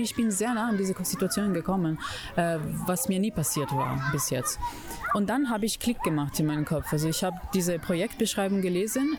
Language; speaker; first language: German; non-native, fluent; Italian